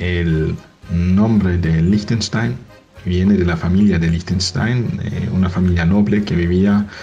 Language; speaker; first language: Spanish; non-native, fluent; German